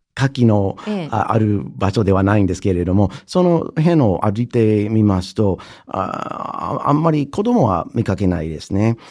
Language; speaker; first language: Japanese; non-native, fluent; English